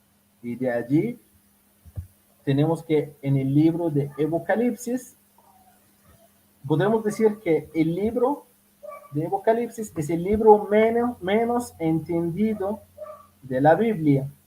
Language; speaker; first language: Spanish; non-native, fluent; Arabic